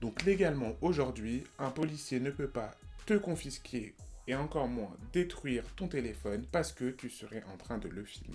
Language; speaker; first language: French; native; French